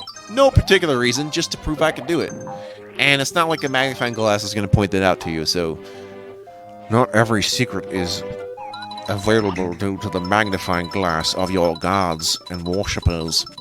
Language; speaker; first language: English; native; English